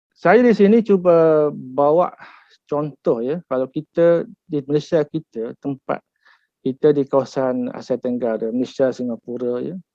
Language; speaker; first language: Malay; native; Malay